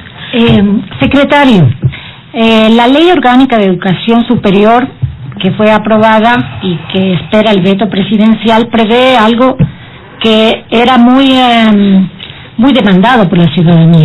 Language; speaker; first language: Spanish; native; Spanish